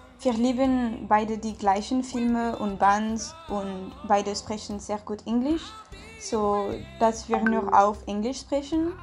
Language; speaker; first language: German; non-native, learner; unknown